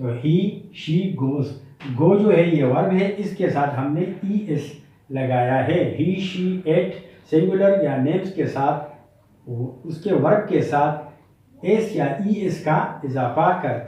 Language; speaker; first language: Urdu; native; Urdu